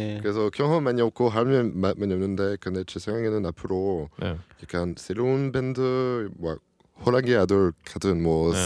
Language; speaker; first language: Korean; non-native, learner; French